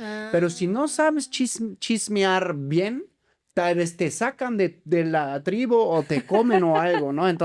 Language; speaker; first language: Spanish; native; Spanish